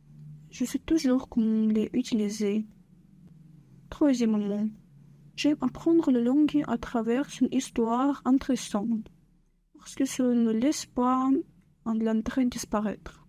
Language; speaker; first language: French; non-native, learner; Russian